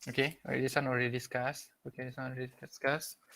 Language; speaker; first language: English; non-native, local second language; Malay